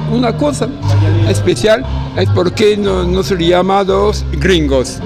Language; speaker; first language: Spanish; non-native, learner; French